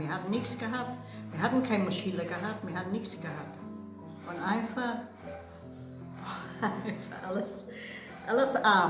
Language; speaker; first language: German; early bilingual, heritage; German